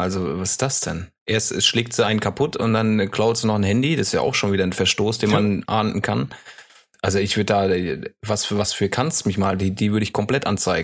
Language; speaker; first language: German; native; German